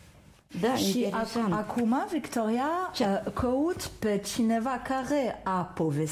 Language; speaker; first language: Romanian; non-native, learner; French